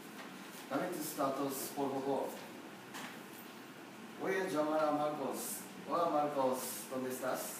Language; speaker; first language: Spanish; non-native, learner; Japanese